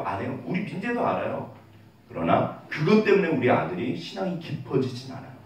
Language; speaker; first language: Korean; native; Korean